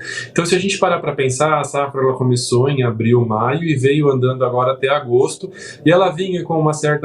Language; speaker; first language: Portuguese; native; Portuguese